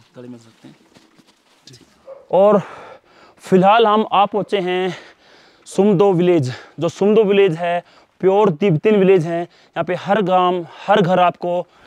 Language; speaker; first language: Hindi; native; Hindi